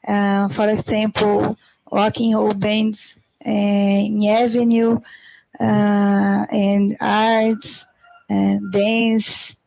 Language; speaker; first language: English; non-native, learner; Portuguese